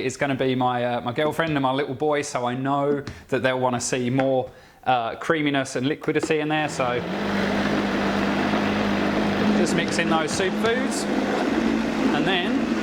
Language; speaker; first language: English; native; English